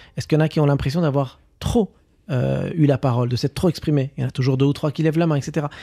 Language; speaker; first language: French; early bilingual, other home language; Arabic